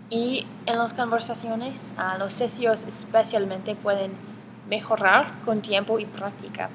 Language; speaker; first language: Spanish; non-native, learner; English